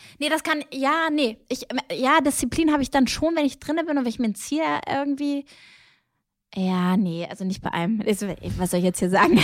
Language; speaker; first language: German; early bilingual, other home language; Greek